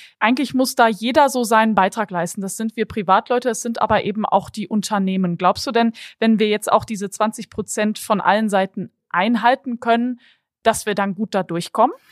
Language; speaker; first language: German; native; German